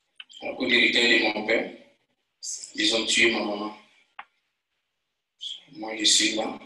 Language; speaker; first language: French; non-native, learner; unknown